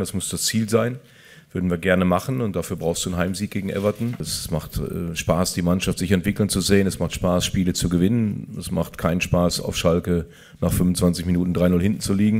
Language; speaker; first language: German; native; German